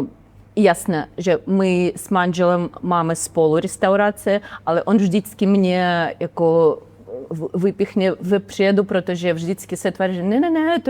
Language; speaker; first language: Czech; non-native, learner; Ukrainian